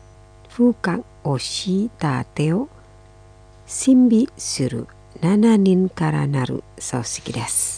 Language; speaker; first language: Japanese; non-native, fluent; Indonesian